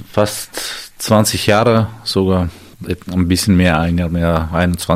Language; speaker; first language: German; non-native, fluent; Armenian